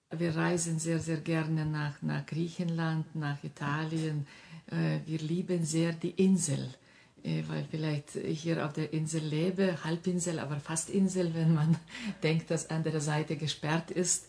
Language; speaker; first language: German; non-native, fluent; Lithuanian